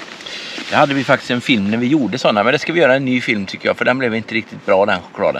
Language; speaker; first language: Swedish; native; Swedish